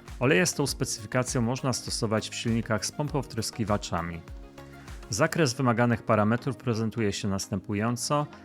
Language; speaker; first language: Polish; native; Polish